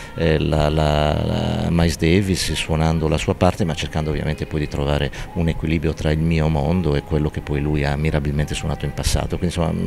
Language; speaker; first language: Italian; native; Italian